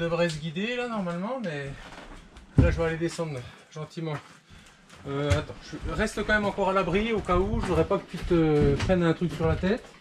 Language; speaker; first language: French; native; French